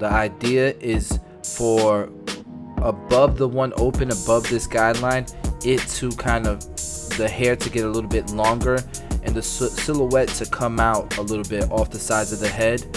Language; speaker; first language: English; native; English